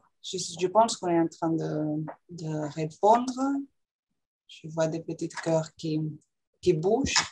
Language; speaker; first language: French; non-native, fluent; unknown